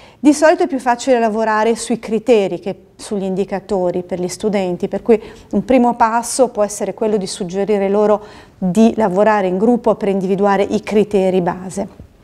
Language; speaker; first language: Italian; native; Italian